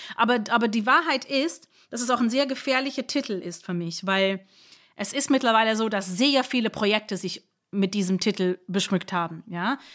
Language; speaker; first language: German; non-native, fluent; English